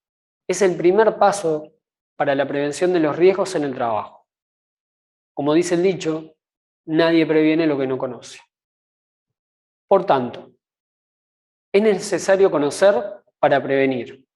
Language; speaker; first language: Spanish; native; Spanish